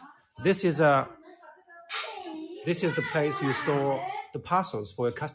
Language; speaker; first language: English; non-native, fluent; Chinese